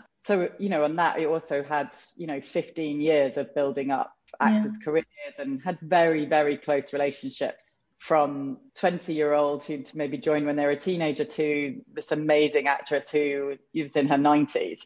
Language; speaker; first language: English; native; English